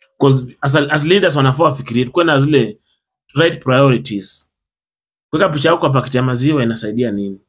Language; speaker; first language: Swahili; native; Swahili